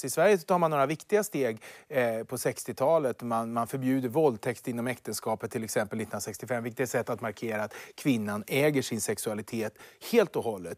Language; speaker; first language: Swedish; native; Swedish